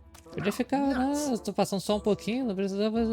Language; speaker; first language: Portuguese; native; Portuguese